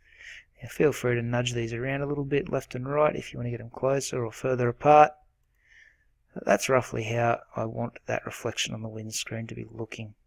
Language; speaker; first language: English; native; English